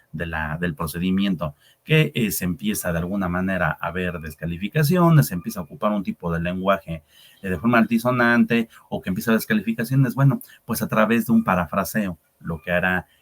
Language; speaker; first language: Spanish; native; Spanish